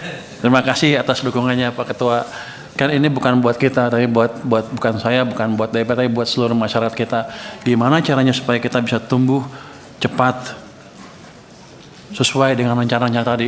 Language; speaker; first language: Indonesian; native; Indonesian